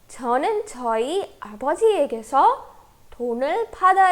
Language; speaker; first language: Korean; non-native, fluent; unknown